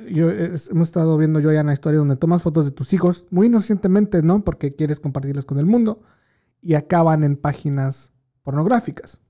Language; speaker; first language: Spanish; early bilingual, heritage; Spanish